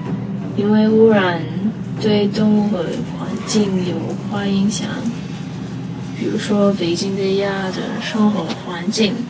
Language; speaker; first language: Chinese; non-native, learner; English